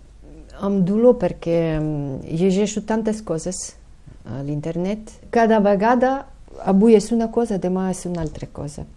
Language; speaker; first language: Catalan; non-native, fluent; Ukrainian